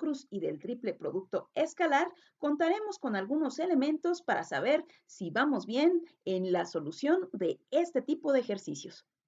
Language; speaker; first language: Spanish; native; Spanish